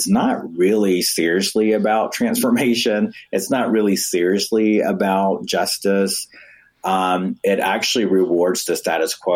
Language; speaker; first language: English; native; English